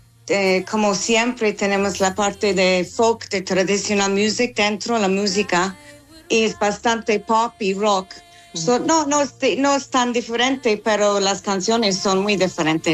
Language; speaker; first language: Spanish; non-native, learner; English